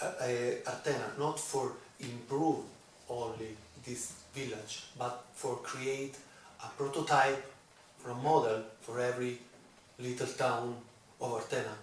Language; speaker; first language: English; non-native, learner; Italian